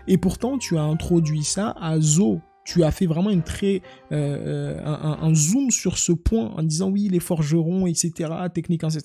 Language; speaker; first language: French; native; French